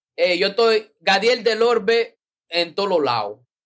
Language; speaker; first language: Spanish; early bilingual, heritage; Spanish